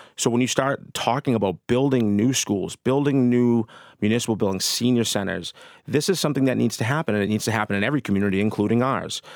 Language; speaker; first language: English; native; English